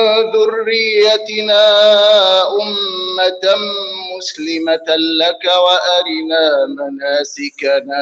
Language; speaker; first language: Arabic; native; Arabic